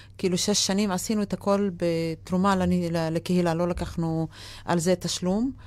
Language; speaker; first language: Hebrew; non-native, local second language; Arabic